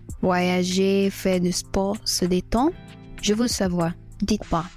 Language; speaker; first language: French; non-native, fluent; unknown